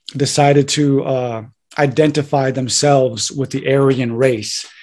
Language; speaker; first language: English; native; English